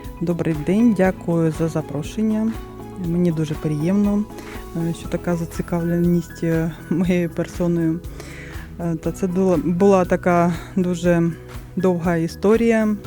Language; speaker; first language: Ukrainian; non-native, local second language; Russian